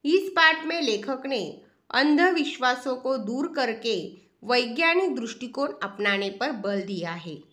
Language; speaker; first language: Hindi; non-native, local second language; Marathi